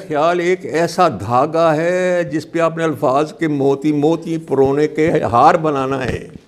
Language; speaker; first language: Urdu; non-native, local second language; Punjabi